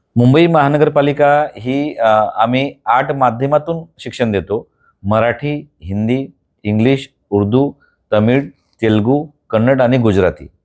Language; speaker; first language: Marathi; non-native, local second language; Bhili